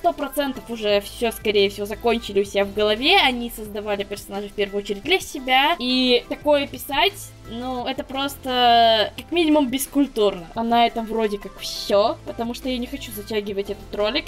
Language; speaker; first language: Russian; native; Russian